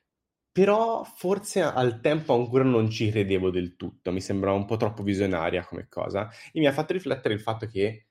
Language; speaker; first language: Italian; native; Italian